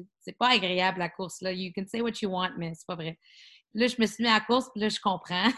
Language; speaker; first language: French; native; French